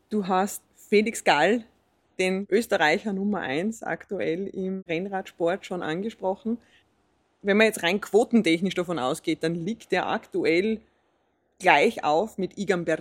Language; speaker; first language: German; native; German